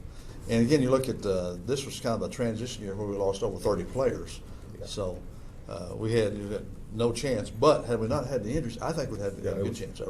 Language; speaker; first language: English; native; English